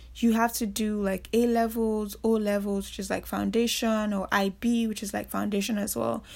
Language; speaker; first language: English; non-native, local second language; Yoruba